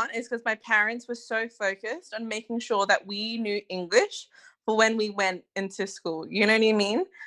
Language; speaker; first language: English; non-native, local second language; Tongan